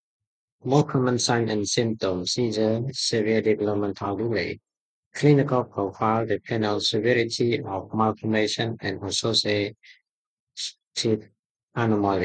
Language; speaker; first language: English; non-native, fluent; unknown